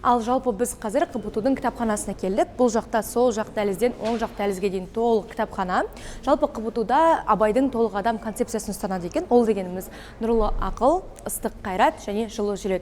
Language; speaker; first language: Kazakh; native; Kazakh